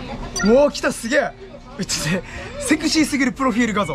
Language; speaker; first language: Japanese; native; Japanese